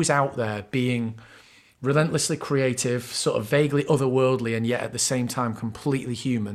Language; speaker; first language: English; native; English